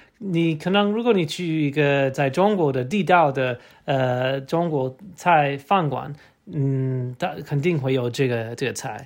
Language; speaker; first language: Chinese; non-native, learner; English